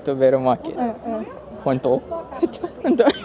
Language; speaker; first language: Japanese; non-native, learner; English